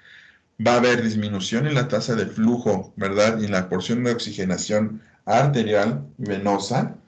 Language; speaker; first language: Spanish; native; Spanish